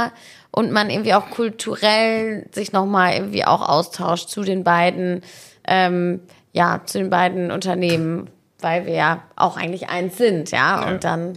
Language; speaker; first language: German; native; German